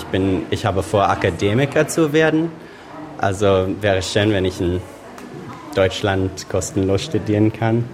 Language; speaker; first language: German; non-native, learner; English